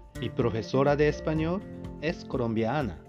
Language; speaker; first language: Spanish; non-native, fluent; Japanese